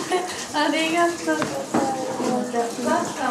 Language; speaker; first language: Japanese; non-native, learner; Korean